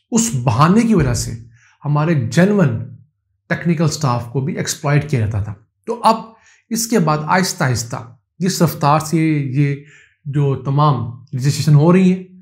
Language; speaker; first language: Urdu; native; Urdu